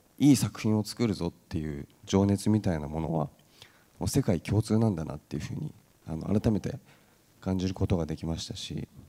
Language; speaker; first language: Japanese; native; Japanese